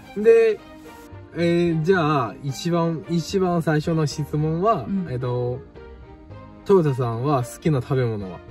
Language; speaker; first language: Japanese; non-native, fluent; Chinese